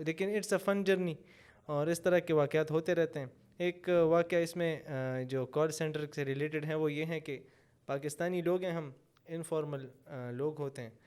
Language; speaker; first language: Urdu; non-native, local second language; Pashto